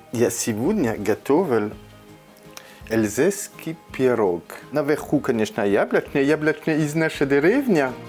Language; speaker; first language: Russian; non-native, learner; French